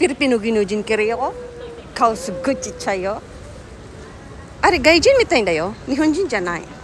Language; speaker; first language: Japanese; non-native, learner; Filipino